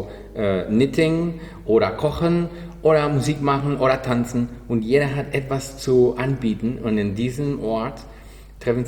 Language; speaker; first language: German; non-native, learner; Spanish